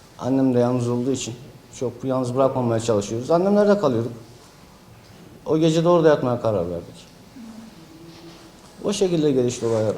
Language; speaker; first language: Turkish; native; Turkish